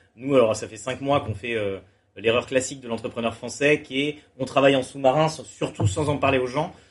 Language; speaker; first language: French; native; French